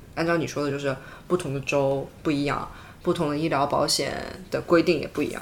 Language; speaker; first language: Chinese; native; Chinese